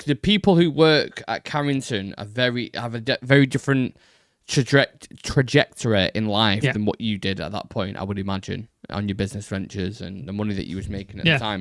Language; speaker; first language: English; native; English